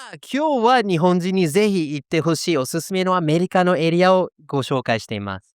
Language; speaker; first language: Japanese; non-native, fluent; English